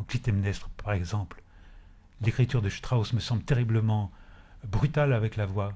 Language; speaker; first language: French; native; French